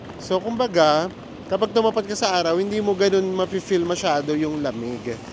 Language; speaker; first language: Filipino; native; Filipino